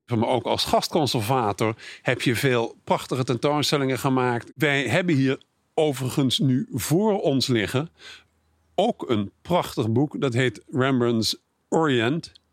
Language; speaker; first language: Dutch; native; Dutch